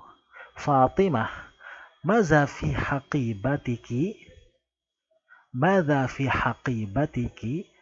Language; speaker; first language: Arabic; non-native, fluent; Indonesian